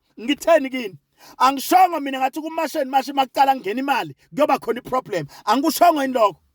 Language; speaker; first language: Zulu; non-native, local second language; Swati